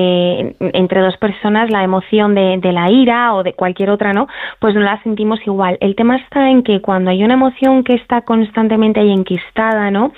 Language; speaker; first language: Spanish; native; Spanish